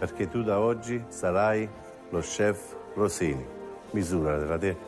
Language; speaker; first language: Italian; native; Italian